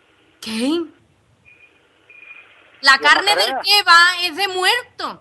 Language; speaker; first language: Spanish; native; Spanish